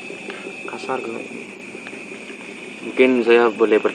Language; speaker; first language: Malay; non-native, local second language; Madurese